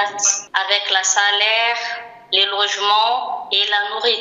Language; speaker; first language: French; non-native, local second language; Malagasy